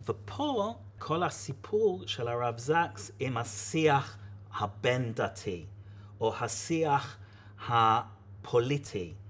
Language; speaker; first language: Hebrew; non-native, fluent; English